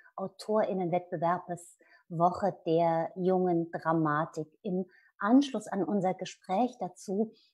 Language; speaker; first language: German; native; German